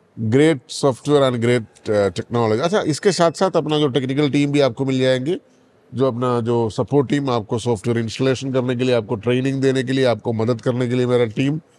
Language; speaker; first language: Hindi; non-native, local second language; Malayalam